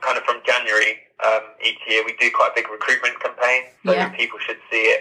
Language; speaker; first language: English; native; English